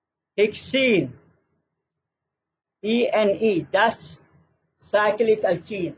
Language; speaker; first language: English; non-native, fluent; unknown